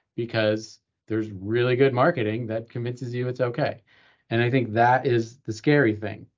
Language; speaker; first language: English; native; English